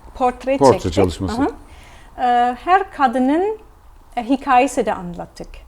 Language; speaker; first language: Turkish; non-native, fluent; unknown